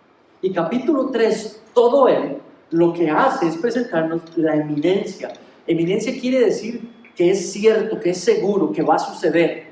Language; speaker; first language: Spanish; native; Spanish